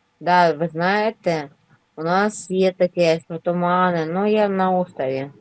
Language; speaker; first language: Ukrainian; non-native, local second language; Russian